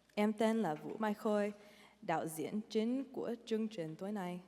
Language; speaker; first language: Vietnamese; early bilingual, heritage; Vietnamese